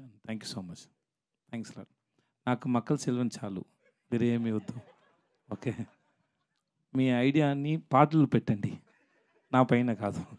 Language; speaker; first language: Telugu; non-native, learner; Tamil